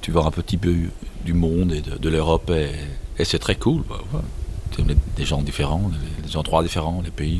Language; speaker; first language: French; non-native, learner; Dutch